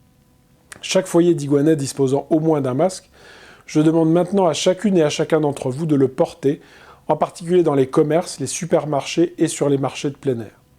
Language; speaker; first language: French; native; French